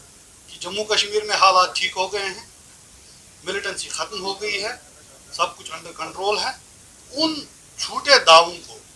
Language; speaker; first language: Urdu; non-native, local second language; Kashmiri